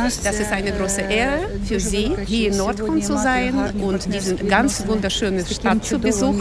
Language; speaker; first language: German; non-native, fluent; Ukrainian